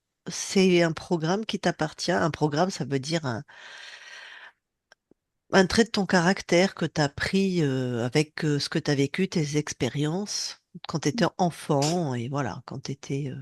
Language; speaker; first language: French; native; French